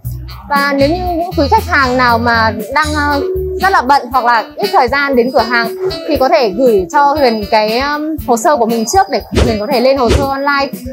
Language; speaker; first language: Vietnamese; native; Vietnamese